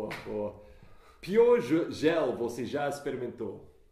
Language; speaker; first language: Portuguese; non-native, fluent; English